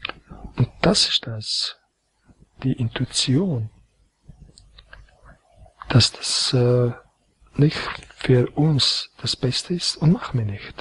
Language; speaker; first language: German; non-native, fluent; Croatian